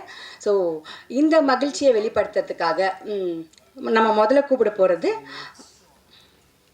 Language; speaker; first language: Tamil; native; Tamil